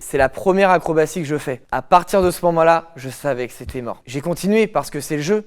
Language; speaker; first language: French; native; French